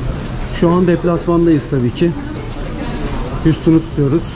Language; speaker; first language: Turkish; native; Turkish